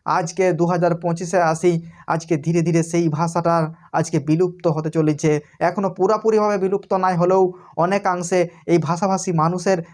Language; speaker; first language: Bangla; non-native, local second language; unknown